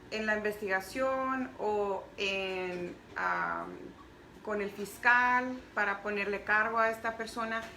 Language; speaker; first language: Spanish; early bilingual, heritage; Spanish